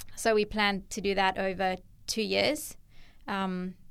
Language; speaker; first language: English; native; English